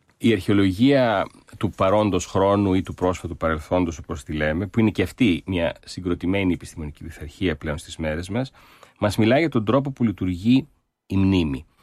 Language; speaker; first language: Greek; early bilingual, heritage; Greek